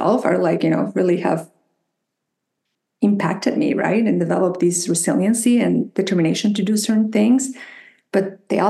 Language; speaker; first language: English; non-native, fluent; Spanish